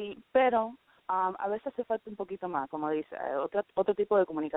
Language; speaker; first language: Spanish; early bilingual, heritage; Spanish